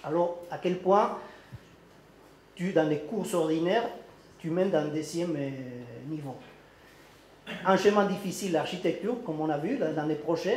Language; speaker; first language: French; non-native, learner; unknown